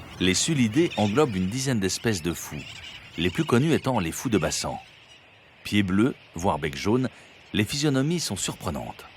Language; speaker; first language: French; native; French